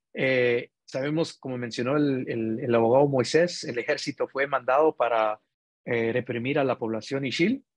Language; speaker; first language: Spanish; early bilingual, heritage; Spanish